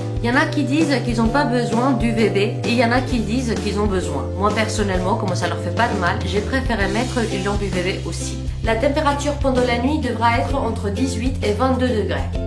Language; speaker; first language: French; non-native, fluent; Spanish